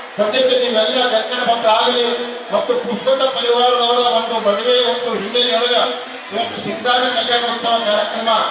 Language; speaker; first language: Kannada; native; Kannada